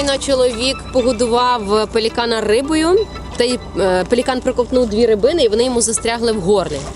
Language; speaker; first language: Ukrainian; native; Ukrainian